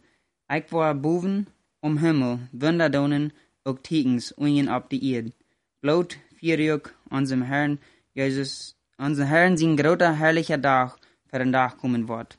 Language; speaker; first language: German; non-native, learner; Plautdietsch